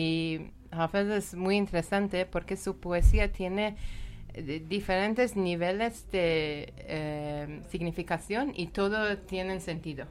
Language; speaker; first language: Spanish; non-native, learner; Persian